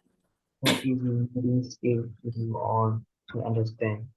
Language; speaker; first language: English; non-native, learner; Vietnamese